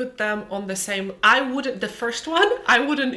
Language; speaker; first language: English; non-native, fluent; Polish